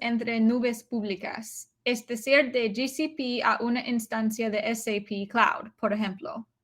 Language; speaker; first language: Spanish; non-native, learner; English